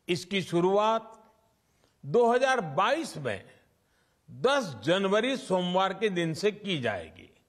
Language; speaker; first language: Hindi; non-native, local second language; Gujarati